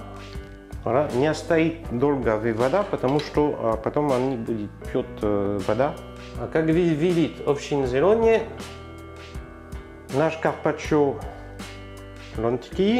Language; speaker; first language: Russian; non-native, learner; French